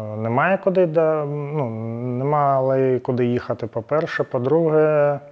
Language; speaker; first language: Ukrainian; non-native, local second language; Russian